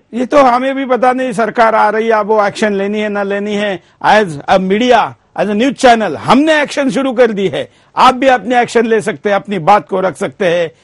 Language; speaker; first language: Hindi; non-native, local second language; Marathi